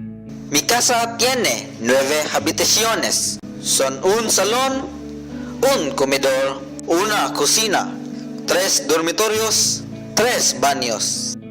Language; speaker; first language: Spanish; non-native, learner; Cebuano